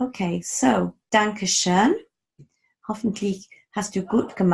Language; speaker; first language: German; non-native, fluent; English